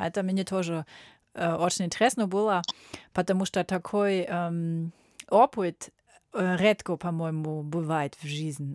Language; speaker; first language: Russian; non-native, learner; German